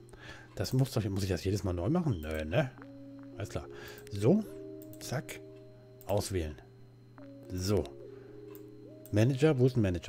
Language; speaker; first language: German; native; German